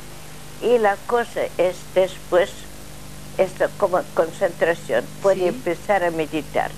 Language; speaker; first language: Spanish; non-native, learner; Russian